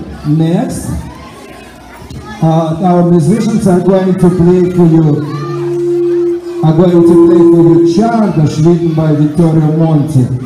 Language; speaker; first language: English; non-native, fluent; Russian